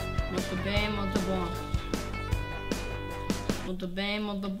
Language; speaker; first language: Portuguese; non-native, learner; English